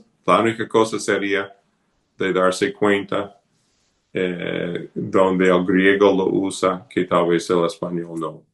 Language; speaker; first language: Spanish; non-native, fluent; English